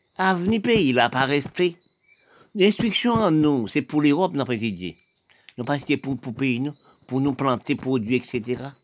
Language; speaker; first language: French; non-native, local second language; Haitian Creole